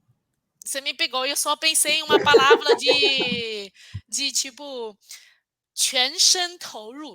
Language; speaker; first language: Portuguese; non-native, fluent; Chinese